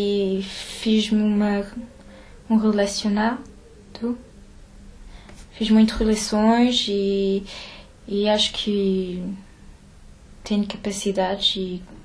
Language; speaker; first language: Portuguese; early bilingual, heritage; French